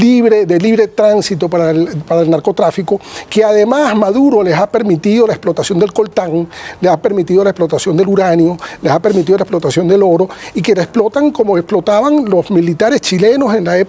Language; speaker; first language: Spanish; native; Spanish